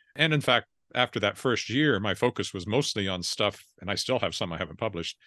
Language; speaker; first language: English; native; English